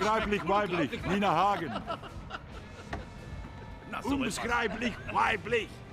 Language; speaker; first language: German; non-native, learner; Dutch